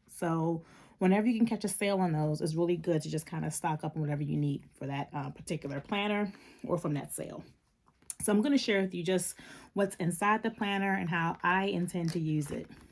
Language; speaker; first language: English; native; English